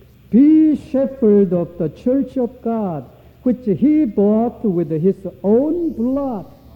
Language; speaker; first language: English; non-native, fluent; Korean